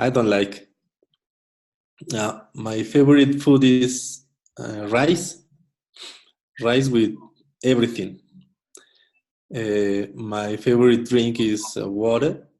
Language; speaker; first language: English; non-native, learner; Spanish